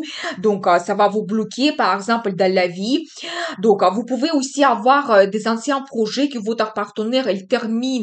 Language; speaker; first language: French; non-native, fluent; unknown